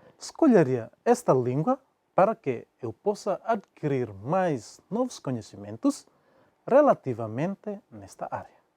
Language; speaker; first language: Portuguese; non-native, local second language; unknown